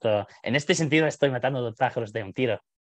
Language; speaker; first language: Spanish; non-native, fluent; English